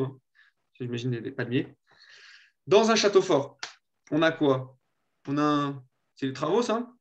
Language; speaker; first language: French; native; French